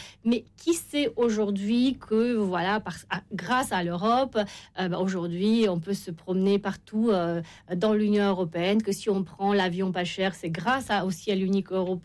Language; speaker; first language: French; non-native, fluent; Romanian